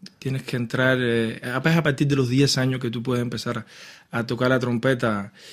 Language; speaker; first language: Spanish; native; Spanish